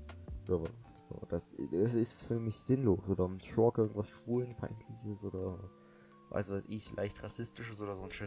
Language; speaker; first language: German; native; German